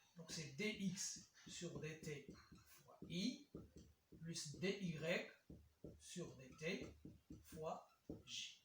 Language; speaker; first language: French; non-native, local second language; Arabic